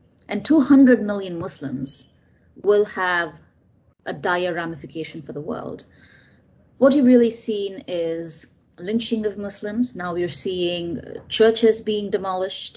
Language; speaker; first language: English; non-native, local second language; Tamil